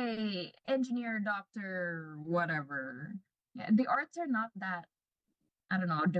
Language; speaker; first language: English; non-native, local second language; Cebuano